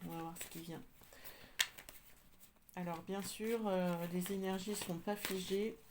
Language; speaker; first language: French; native; French